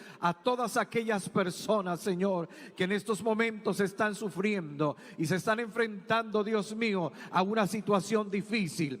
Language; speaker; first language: Spanish; native; Spanish